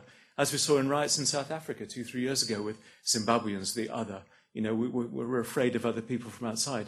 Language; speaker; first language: English; native; English